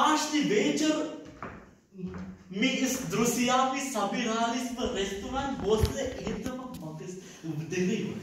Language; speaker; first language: Russian; non-native, learner; Sinhala